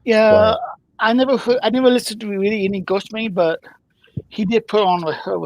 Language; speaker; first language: English; native; English